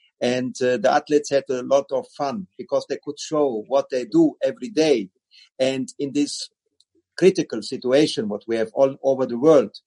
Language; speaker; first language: English; non-native, learner; German